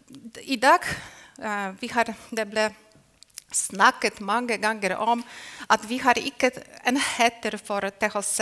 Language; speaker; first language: Norwegian; non-native, fluent; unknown